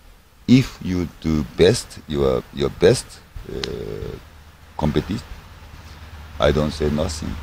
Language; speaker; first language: English; non-native, learner; Japanese